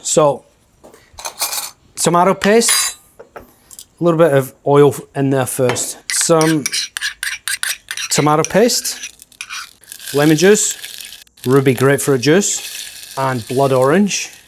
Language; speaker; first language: English; native; English